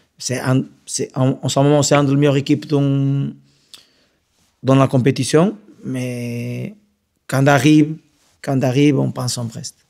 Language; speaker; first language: French; non-native, fluent; Portuguese